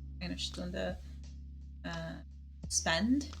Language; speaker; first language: German; non-native, learner; Spanish